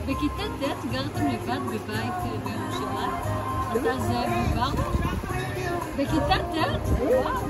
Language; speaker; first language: Hebrew; native; Hebrew